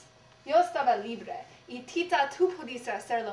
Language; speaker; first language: Spanish; non-native, learner; English